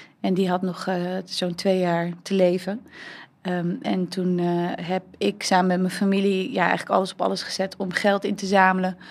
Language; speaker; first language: Dutch; early bilingual, heritage; Dutch